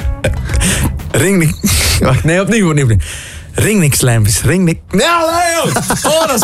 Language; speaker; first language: Dutch; native; Dutch